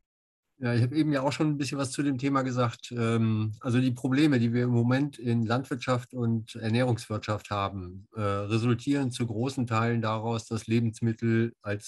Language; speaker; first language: German; native; German